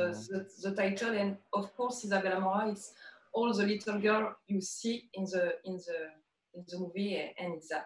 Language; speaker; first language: English; non-native, learner; French